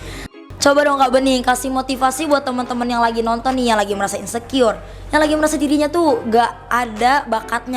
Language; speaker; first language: Indonesian; native; Indonesian